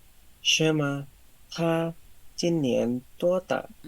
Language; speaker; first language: Chinese; non-native, learner; Indonesian